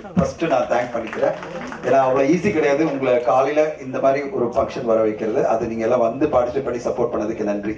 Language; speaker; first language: Tamil; native; Tamil